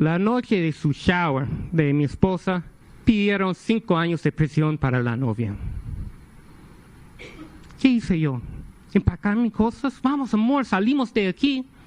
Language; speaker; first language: Spanish; non-native, fluent; English